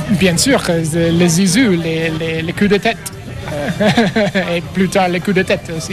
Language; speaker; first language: French; non-native, learner; English